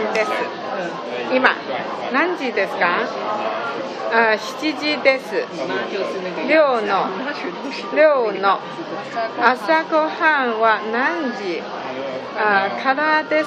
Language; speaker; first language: Japanese; non-native, learner; Chinese